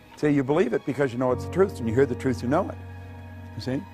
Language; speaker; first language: English; native; English